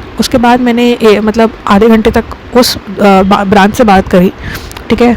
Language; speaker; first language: Hindi; native; Hindi